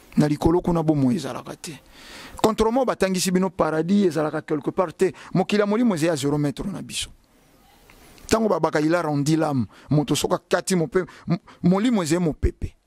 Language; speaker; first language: Lingala; non-native, local second language; Kongo